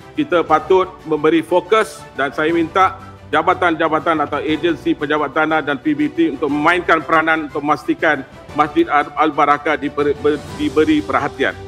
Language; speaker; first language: Malay; non-native, local second language; Tamil